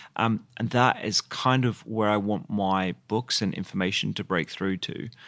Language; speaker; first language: English; native; English